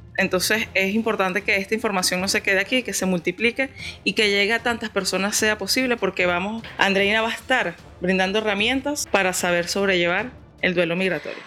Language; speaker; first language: Spanish; native; Spanish